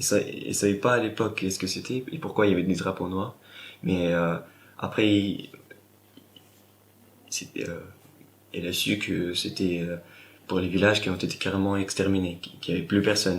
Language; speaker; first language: French; non-native, fluent; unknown